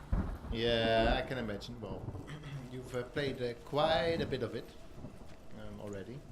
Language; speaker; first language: English; non-native, fluent; Dutch